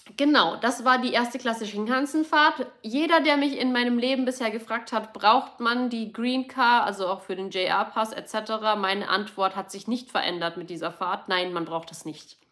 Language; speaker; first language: German; native; German